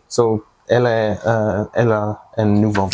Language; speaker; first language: French; non-native, learner; English